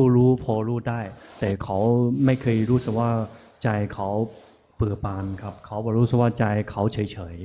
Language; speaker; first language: Thai; non-native, fluent; Chinese